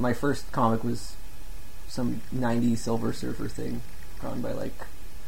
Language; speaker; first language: English; native; English